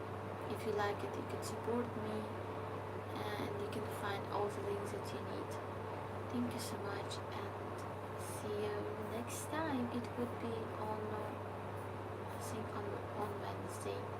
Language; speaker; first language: English; non-native, learner; Ukrainian